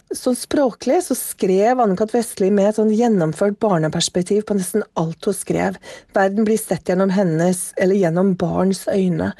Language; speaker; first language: Norwegian; native; Norwegian